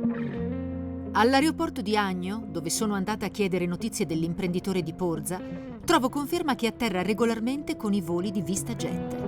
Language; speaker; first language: Italian; native; Italian